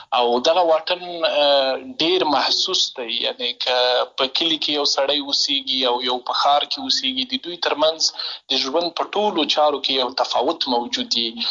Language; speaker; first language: Pashto; native; Pashto